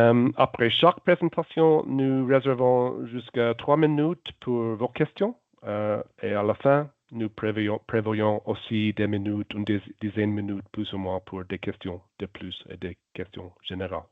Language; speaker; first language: French; non-native, local second language; German